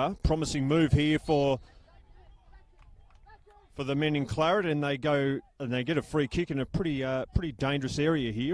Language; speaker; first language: English; native; English